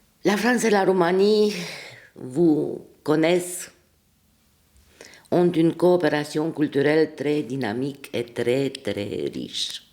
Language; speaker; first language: French; non-native, fluent; Romanian